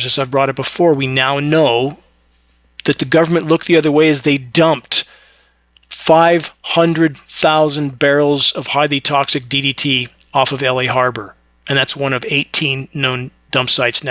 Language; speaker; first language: English; native; English